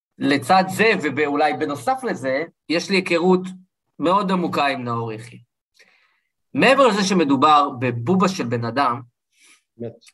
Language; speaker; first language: Hebrew; early bilingual, other home language; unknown